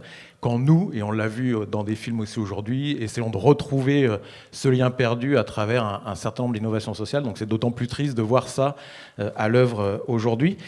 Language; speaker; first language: French; native; French